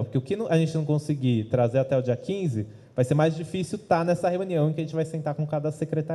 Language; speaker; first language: Portuguese; native; Portuguese